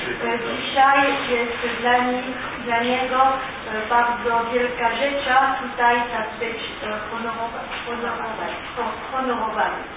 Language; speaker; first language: Polish; early bilingual, heritage; French